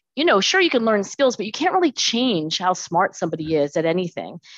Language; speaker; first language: English; native; English